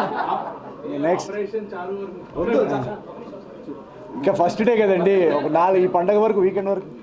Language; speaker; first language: Telugu; native; Telugu